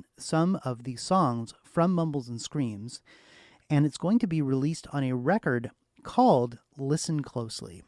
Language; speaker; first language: English; native; English